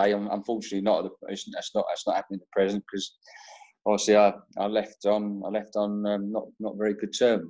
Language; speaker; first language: English; native; English